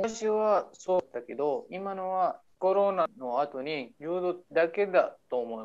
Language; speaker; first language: Japanese; non-native, learner; Arabic